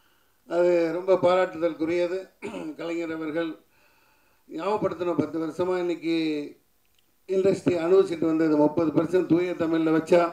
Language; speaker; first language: Tamil; native; Tamil